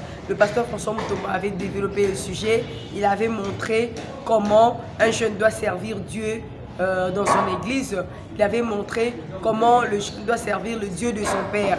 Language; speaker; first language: French; non-native, local second language; Lingala